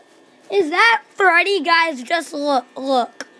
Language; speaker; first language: English; native; English